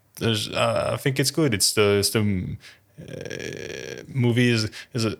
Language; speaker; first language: English; non-native, fluent; French